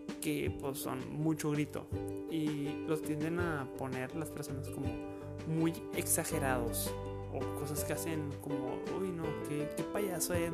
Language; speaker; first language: Spanish; native; Spanish